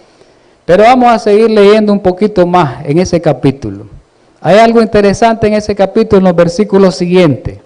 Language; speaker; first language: Spanish; native; Spanish